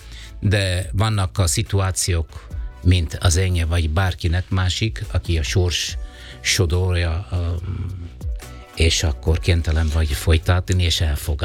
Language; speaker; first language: Hungarian; non-native, fluent; Italian